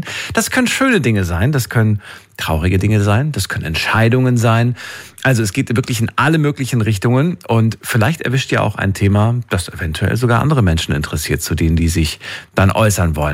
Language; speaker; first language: German; native; German